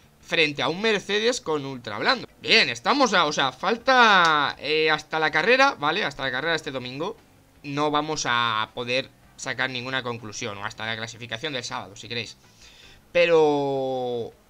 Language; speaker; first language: Spanish; native; Spanish